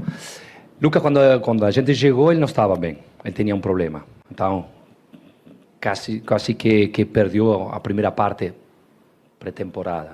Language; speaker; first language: Portuguese; non-native, fluent; Spanish